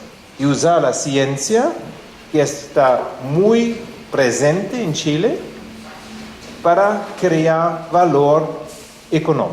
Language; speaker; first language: Spanish; non-native, fluent; German